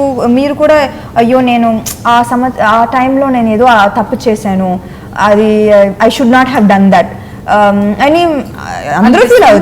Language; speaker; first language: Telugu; non-native, fluent; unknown